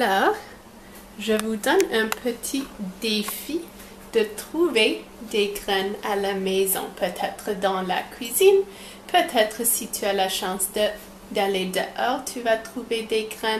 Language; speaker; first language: French; non-native, local second language; English